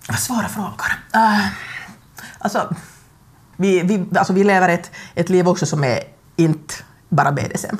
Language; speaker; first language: Swedish; native; Swedish